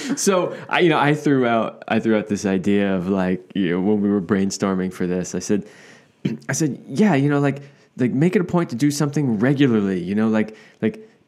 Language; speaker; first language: English; native; English